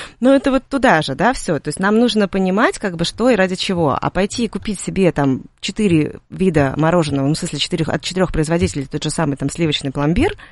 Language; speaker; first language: Russian; native; Russian